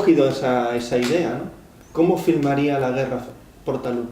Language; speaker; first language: Spanish; native; Spanish